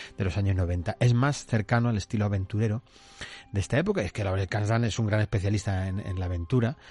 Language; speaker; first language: Spanish; native; Spanish